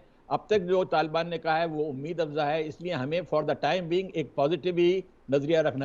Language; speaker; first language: Urdu; native; Urdu